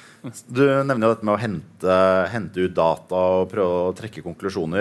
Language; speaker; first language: Norwegian; native; Norwegian